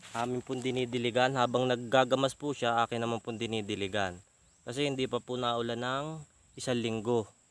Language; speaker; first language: Filipino; native; Filipino